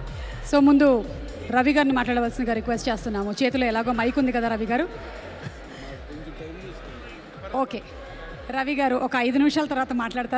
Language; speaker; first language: Telugu; native; Telugu